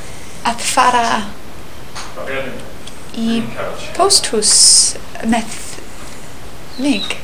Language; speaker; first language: Icelandic; non-native, learner; English